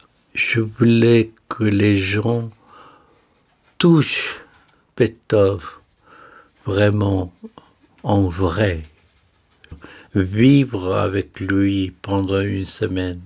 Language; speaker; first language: French; non-native, fluent; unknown